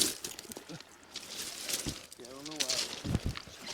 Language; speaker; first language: English; native; English